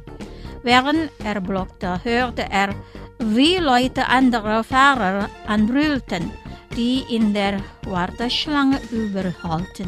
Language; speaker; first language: German; non-native, fluent; Indonesian